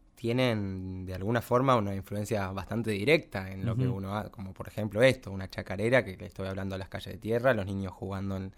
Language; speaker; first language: Spanish; native; Spanish